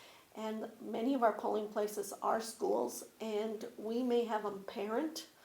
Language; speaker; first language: English; native; English